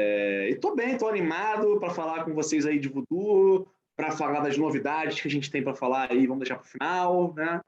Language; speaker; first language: Portuguese; native; Portuguese